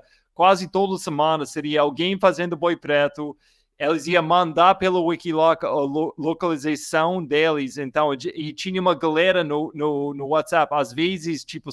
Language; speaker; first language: Portuguese; non-native, learner; English